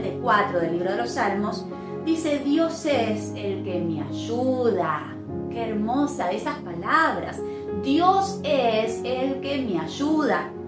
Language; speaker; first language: Spanish; native; Spanish